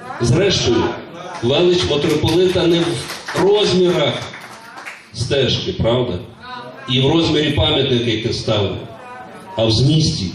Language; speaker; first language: Ukrainian; native; Ukrainian